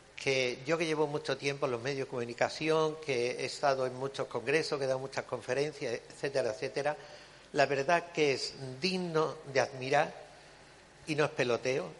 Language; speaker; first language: Spanish; native; Spanish